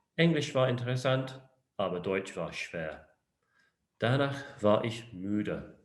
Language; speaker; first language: German; non-native, fluent; English